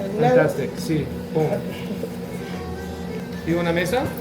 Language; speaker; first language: Spanish; non-native, learner; English